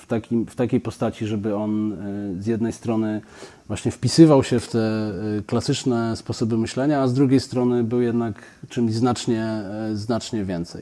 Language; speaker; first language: Polish; native; Polish